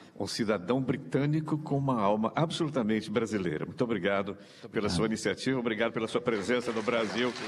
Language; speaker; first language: Portuguese; native; Portuguese